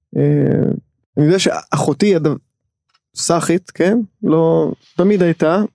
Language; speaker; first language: Hebrew; native; Hebrew